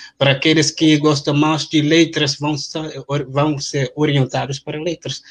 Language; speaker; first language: Portuguese; non-native, fluent; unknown